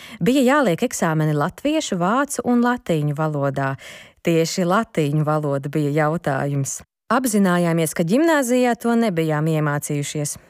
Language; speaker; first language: Latvian; non-native, local second language; Ukrainian